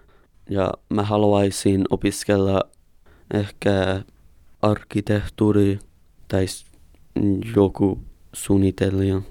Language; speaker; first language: Finnish; non-native, learner; English